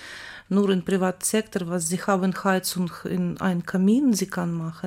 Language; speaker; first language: German; non-native, learner; Ukrainian